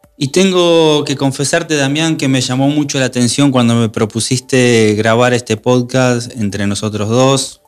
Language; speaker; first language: Spanish; native; Spanish